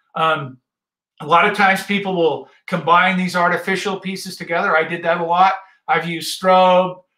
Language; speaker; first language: English; native; English